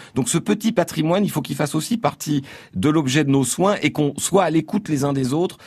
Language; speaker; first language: French; native; French